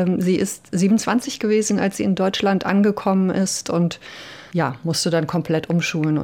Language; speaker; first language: German; early bilingual, other home language; Polish